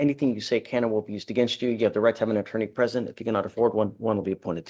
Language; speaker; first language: English; native; English